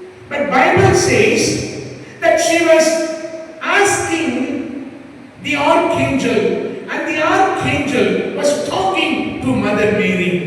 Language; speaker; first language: English; non-native, local second language; Tamil